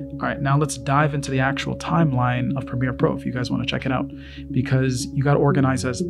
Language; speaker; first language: English; native; English